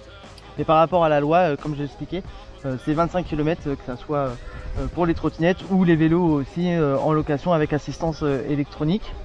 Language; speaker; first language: French; native; French